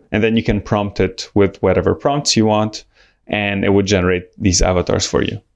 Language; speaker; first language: English; non-native, fluent; Arabic